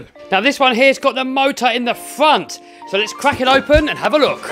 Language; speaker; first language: English; native; English